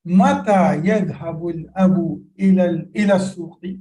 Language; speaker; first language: Arabic; non-native, fluent; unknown